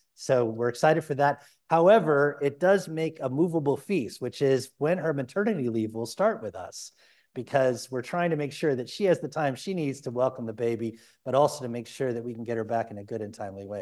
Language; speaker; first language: English; native; English